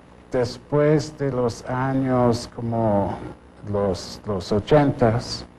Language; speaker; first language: Spanish; non-native, fluent; English